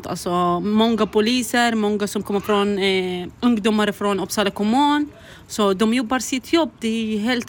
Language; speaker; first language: Swedish; non-native, learner; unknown